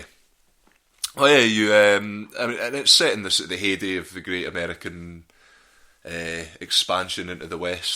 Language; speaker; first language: English; native; English